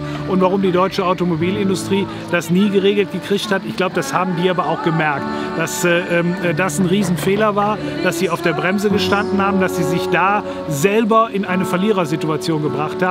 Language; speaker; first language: German; native; German